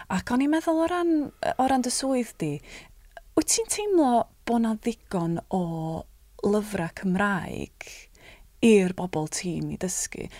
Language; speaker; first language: Welsh; native; Welsh